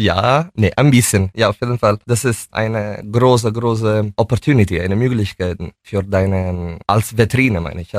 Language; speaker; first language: German; non-native, fluent; Italian